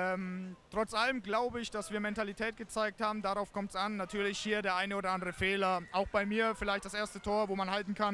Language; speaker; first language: German; native; German